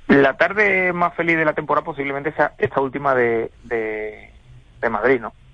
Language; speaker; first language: Spanish; native; Spanish